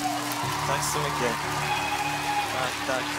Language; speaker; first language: Swedish; non-native, learner; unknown